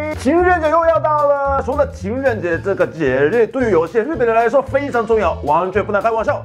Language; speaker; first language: Chinese; non-native, fluent; Japanese